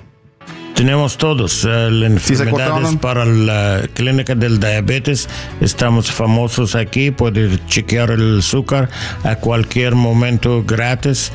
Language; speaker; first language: Spanish; non-native, learner; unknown